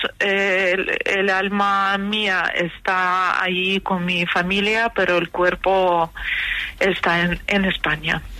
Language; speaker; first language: Spanish; non-native, fluent; Ukrainian